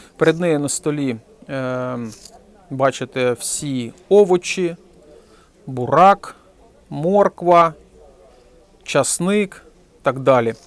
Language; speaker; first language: Ukrainian; non-native, local second language; Russian